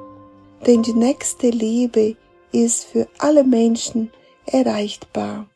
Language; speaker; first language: German; non-native, fluent; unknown